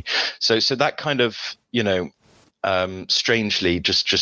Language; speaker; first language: English; early bilingual, other home language; French